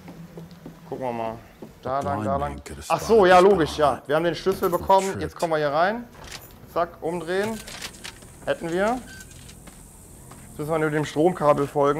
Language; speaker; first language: German; native; German